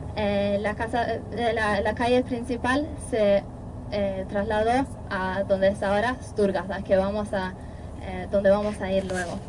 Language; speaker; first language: Spanish; non-native, fluent; Norwegian